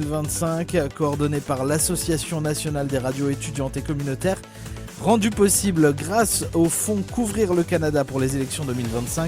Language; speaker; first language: French; native; French